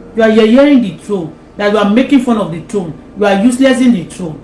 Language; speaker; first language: English; non-native, local second language; Yoruba